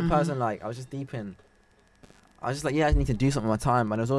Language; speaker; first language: English; native; English